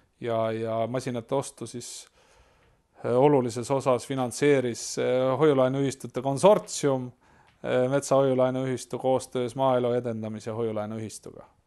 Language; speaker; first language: Estonian; native; Estonian